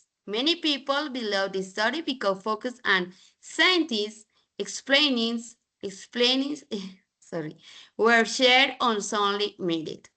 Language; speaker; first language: English; non-native, learner; Spanish